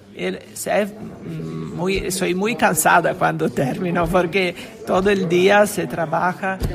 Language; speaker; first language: Spanish; non-native, learner; Italian